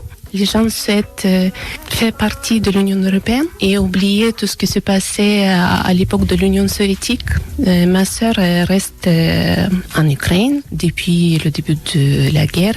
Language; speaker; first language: French; non-native, fluent; Ukrainian